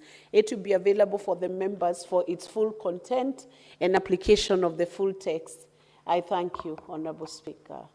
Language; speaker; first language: English; non-native, local second language; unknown